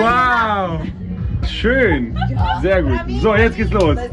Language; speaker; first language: German; native; German